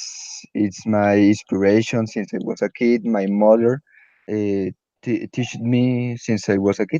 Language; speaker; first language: English; non-native, learner; Spanish